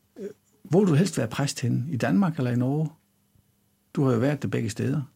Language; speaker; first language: Danish; native; Danish